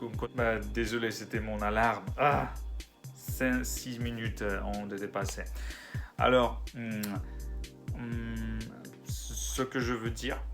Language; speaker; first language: French; non-native, learner; Russian